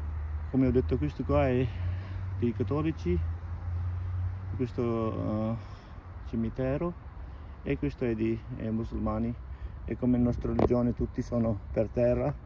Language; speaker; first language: Italian; non-native, learner; Urdu